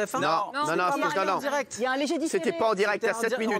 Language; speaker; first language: French; native; French